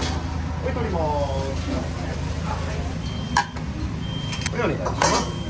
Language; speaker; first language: Japanese; native; Japanese